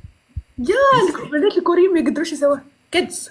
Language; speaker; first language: English; non-native, learner; Arabic